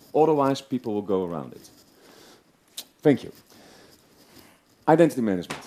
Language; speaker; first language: English; non-native, fluent; Dutch